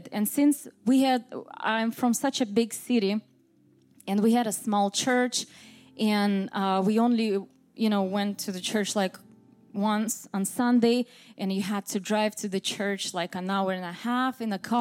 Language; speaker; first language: English; non-native, fluent; Russian